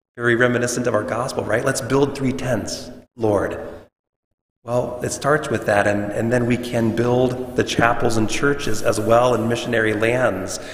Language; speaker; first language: English; native; English